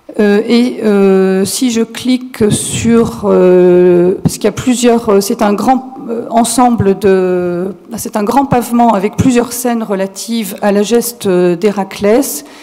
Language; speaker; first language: French; native; French